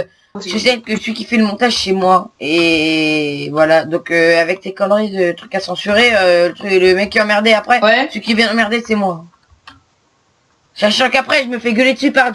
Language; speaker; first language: French; native; French